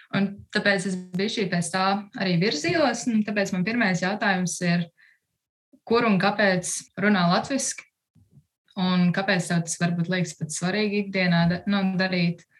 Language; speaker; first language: Latvian; early bilingual, heritage; Latvian